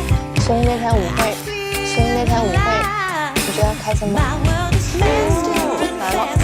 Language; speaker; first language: Chinese; native; Chinese